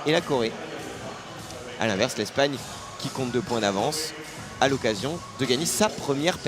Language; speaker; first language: French; native; French